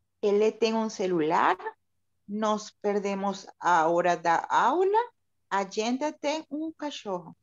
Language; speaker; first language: Portuguese; non-native, learner; Spanish